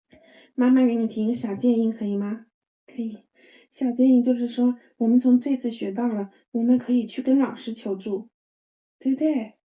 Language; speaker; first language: Chinese; native; Chinese